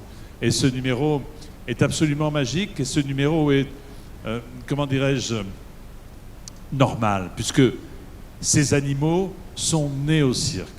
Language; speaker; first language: French; native; French